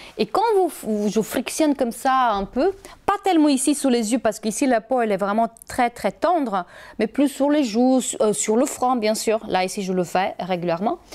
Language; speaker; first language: French; non-native, fluent; Bulgarian